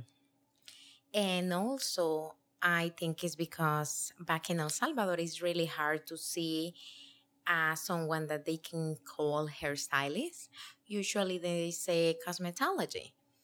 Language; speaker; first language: English; non-native, learner; Spanish